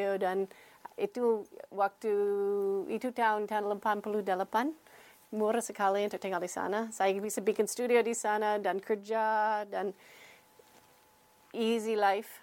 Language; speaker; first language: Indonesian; non-native, learner; English